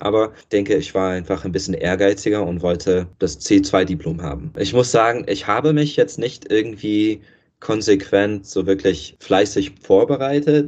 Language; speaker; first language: German; non-native, fluent; English